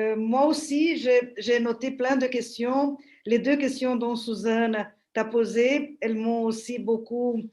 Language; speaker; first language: French; non-native, fluent; Portuguese